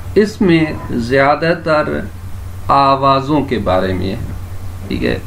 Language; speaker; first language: Urdu; native; Urdu